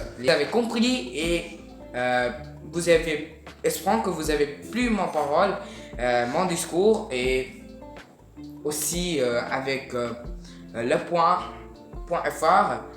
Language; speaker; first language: French; non-native, learner; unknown